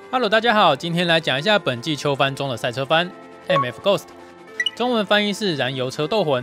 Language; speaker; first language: Chinese; native; Chinese